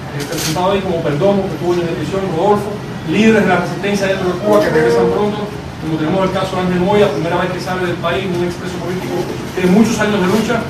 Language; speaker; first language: Spanish; native; Spanish